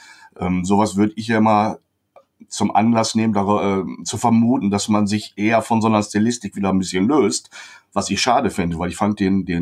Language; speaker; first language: German; native; German